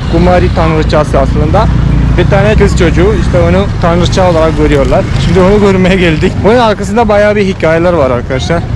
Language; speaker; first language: Turkish; non-native, fluent; Hindi